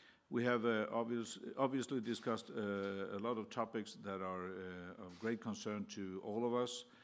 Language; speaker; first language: English; non-native, fluent; Swedish